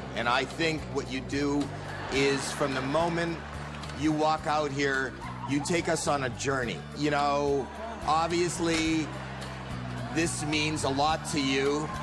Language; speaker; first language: English; non-native, fluent; Hebrew